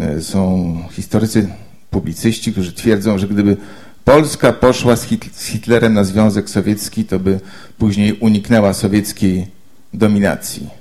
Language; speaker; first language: Polish; native; Polish